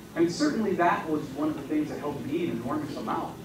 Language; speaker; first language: English; early bilingual, other home language; Spanish